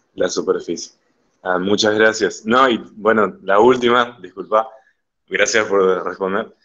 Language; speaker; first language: Spanish; native; Spanish